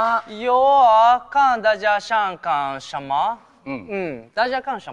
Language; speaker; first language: Chinese; non-native, learner; Japanese